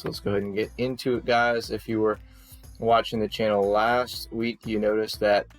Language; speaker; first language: English; native; English